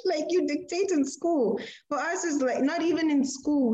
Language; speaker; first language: English; non-native, fluent; Portuguese